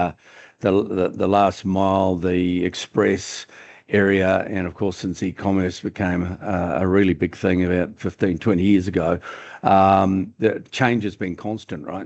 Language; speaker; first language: English; native; English